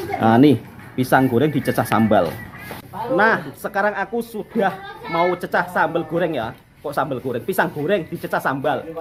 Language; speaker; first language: Indonesian; native; Indonesian